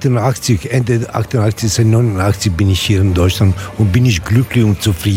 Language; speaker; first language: German; non-native, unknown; Italian